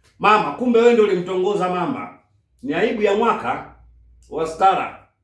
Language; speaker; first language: Swahili; native; Swahili